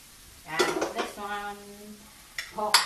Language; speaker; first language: English; non-native, learner; Thai